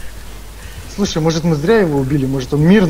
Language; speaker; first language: Russian; native; Russian